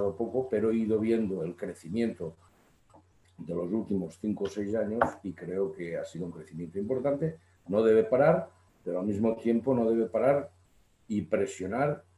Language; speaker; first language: Spanish; native; Spanish